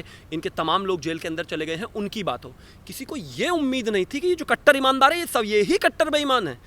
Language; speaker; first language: Hindi; native; Hindi